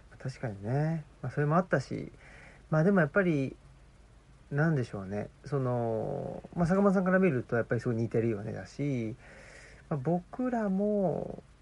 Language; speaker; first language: Japanese; native; Japanese